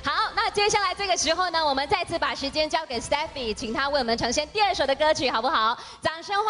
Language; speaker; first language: Chinese; native; Chinese